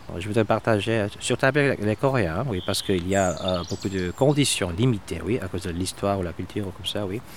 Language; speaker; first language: French; non-native, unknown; Korean